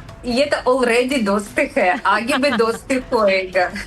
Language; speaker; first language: Hindi; non-native, learner; Russian